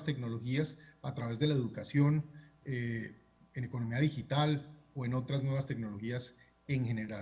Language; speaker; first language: Spanish; native; Spanish